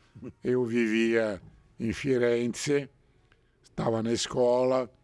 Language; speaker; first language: Portuguese; non-native, fluent; Italian